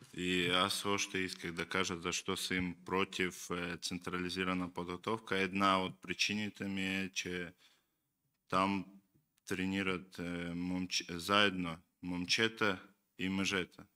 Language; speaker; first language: Bulgarian; non-native, learner; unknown